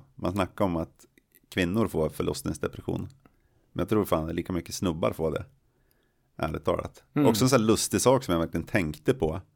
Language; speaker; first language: Swedish; native; Swedish